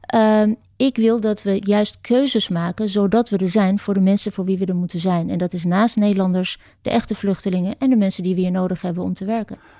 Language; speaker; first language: Dutch; early bilingual, other home language; Turkish